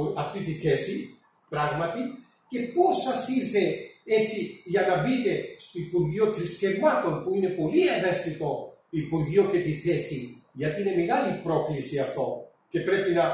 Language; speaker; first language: Greek; non-native, fluent; Urdu